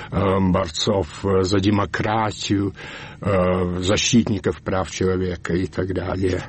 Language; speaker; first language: Russian; early bilingual, heritage; Russian